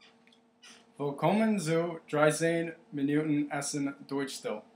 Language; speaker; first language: German; non-native, learner; English